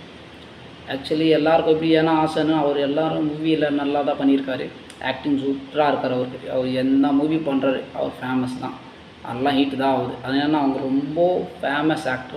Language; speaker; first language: Tamil; non-native, learner; Hindi